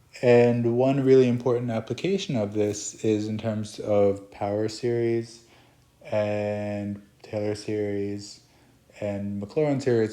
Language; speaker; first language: English; native; English